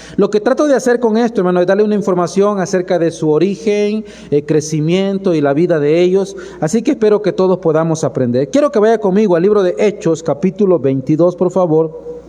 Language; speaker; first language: Spanish; native; Spanish